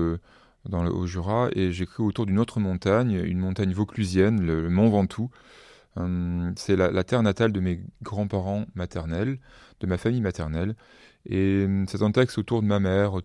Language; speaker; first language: French; native; French